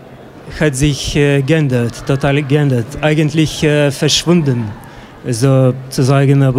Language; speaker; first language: German; non-native, fluent; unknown